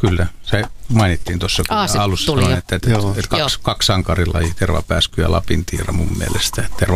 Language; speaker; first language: Finnish; native; Finnish